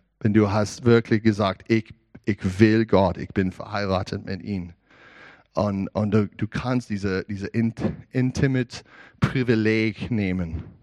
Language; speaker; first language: German; non-native, learner; English